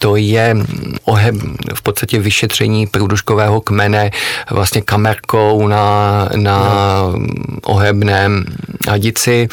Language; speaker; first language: Czech; native; Czech